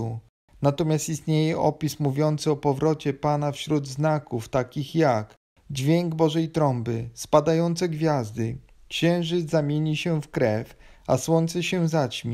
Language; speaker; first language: Polish; native; Polish